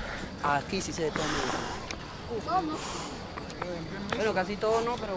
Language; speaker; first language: Spanish; native; Spanish